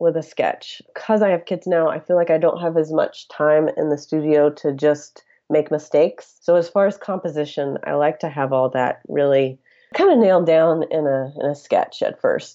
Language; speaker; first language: English; native; English